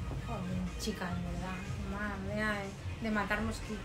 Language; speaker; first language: Spanish; native; Spanish